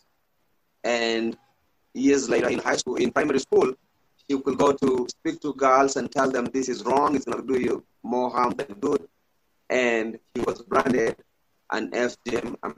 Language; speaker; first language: English; non-native, local second language; Gusii